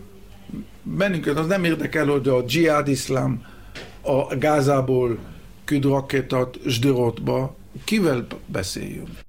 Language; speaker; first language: Hungarian; early bilingual, heritage; Hebrew